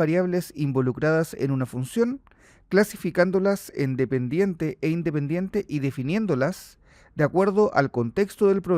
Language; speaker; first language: Spanish; native; Spanish